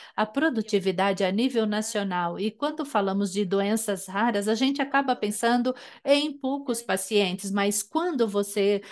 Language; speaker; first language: Portuguese; non-native, fluent; German